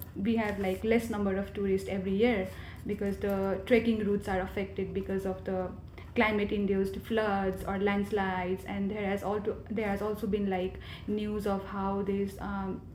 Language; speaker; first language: English; non-native, local second language; Nepali